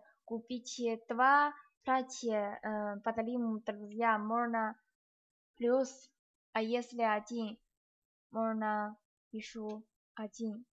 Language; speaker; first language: Russian; non-native, learner; Chinese